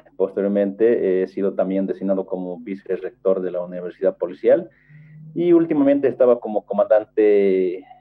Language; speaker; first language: Spanish; native; Spanish